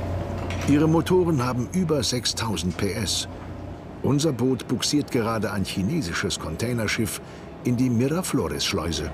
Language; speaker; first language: German; native; German